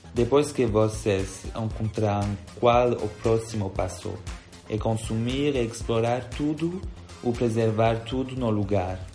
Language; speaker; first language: Portuguese; non-native, fluent; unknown